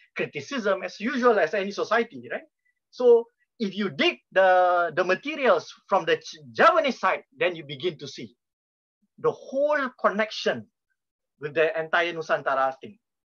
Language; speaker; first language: English; non-native, local second language; Malay